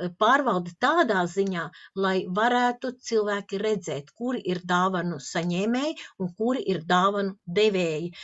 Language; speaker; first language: Latvian; non-native, local second language; Russian